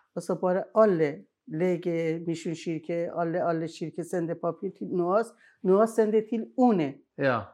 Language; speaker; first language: Norwegian; non-native, learner; Persian